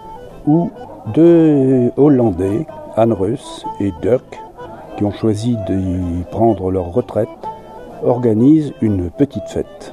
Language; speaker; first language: French; native; French